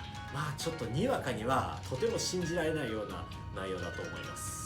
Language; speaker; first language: Japanese; native; Japanese